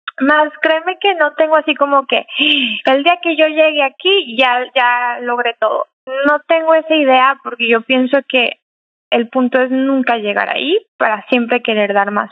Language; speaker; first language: Spanish; native; Spanish